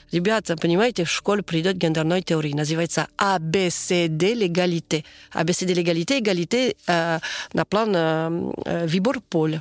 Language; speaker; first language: Russian; non-native, learner; French